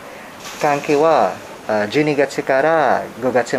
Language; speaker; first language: Japanese; non-native, learner; Hiligaynon